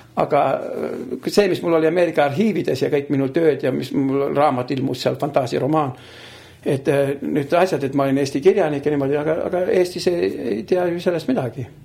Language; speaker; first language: Estonian; early bilingual, heritage; Estonian